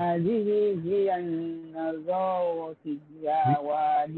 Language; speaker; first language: Arabic; non-native, learner; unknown